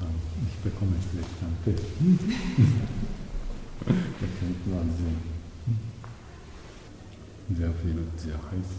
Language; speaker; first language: German; non-native, learner; Japanese